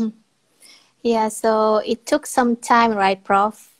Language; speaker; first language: English; non-native, fluent; Indonesian